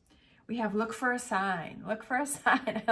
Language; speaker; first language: English; native; English